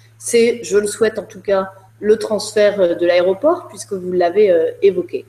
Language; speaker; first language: French; native; French